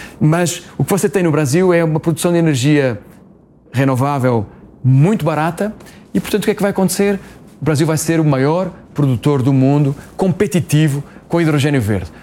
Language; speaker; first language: Portuguese; native; Portuguese